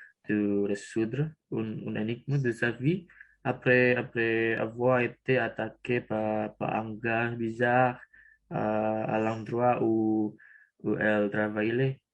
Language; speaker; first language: French; non-native, learner; Indonesian